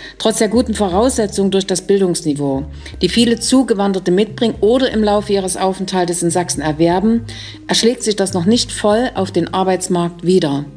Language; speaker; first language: German; native; German